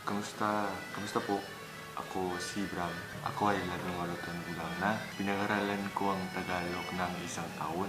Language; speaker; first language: Filipino; non-native, learner; Indonesian